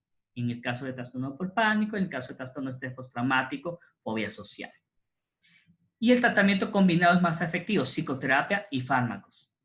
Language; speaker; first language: Spanish; native; Spanish